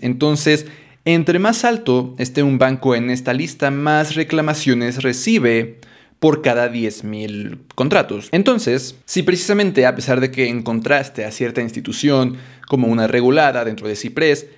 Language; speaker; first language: Spanish; native; Spanish